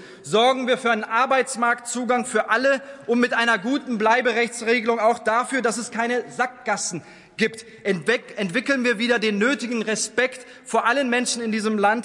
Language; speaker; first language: German; early bilingual, other home language; Turkish